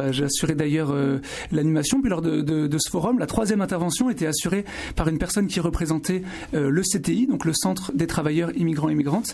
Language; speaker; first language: French; native; French